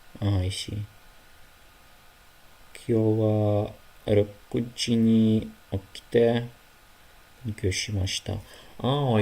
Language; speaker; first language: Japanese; non-native, learner; Ukrainian